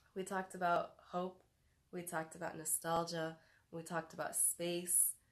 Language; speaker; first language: English; native; English